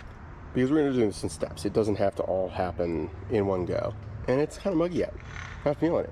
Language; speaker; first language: English; native; English